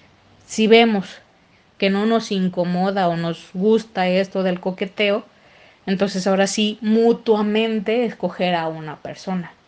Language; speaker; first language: Spanish; native; Spanish